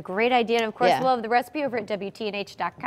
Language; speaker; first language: English; native; English